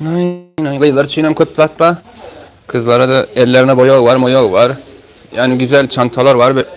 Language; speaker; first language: Turkish; early bilingual, heritage; Turkmen